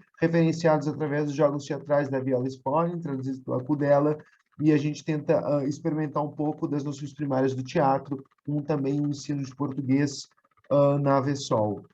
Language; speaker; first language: Portuguese; native; Portuguese